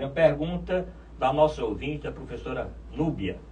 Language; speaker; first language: Portuguese; native; Portuguese